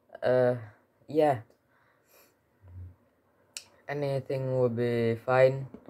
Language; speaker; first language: English; non-native, learner; Indonesian